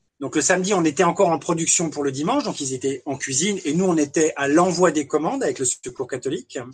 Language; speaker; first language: French; native; French